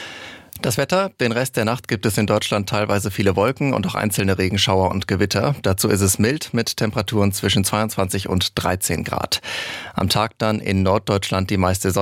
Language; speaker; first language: German; native; German